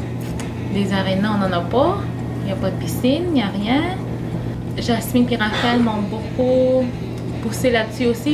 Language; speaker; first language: French; non-native, local second language; Innu-aimun